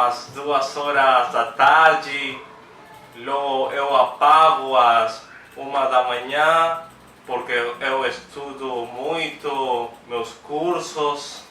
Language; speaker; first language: Portuguese; non-native, learner; Spanish